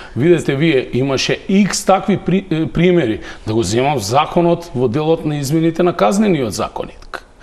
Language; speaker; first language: Macedonian; native; Macedonian